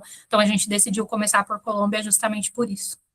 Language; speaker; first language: Portuguese; native; Portuguese